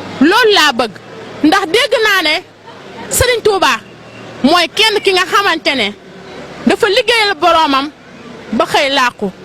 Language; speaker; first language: Wolof; non-native, local second language; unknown